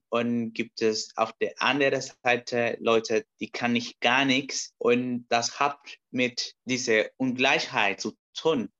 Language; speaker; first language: German; non-native, learner; Spanish